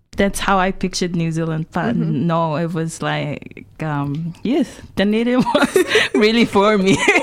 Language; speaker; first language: English; non-native, fluent; Tongan